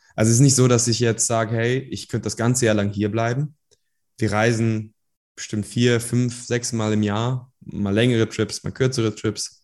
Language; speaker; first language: German; early bilingual, other home language; Persian